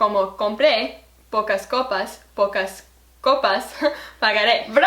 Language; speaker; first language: Spanish; non-native, learner; English